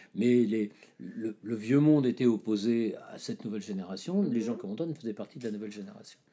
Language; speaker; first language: French; native; French